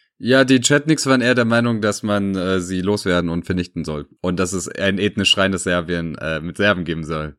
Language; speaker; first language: German; early bilingual, other home language; Serbian